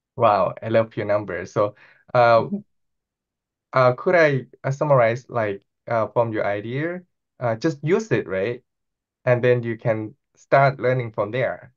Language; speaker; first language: English; non-native, fluent; Thai